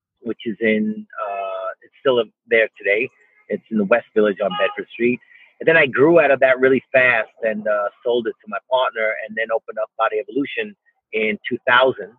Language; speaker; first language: English; native; English